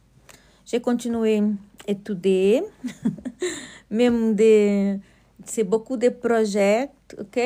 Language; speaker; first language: French; non-native, learner; Portuguese